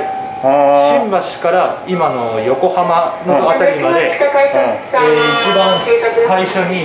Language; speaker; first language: Japanese; native; Japanese